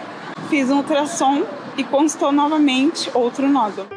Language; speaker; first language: Portuguese; native; Portuguese